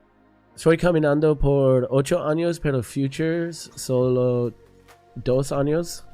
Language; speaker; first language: Spanish; non-native, learner; English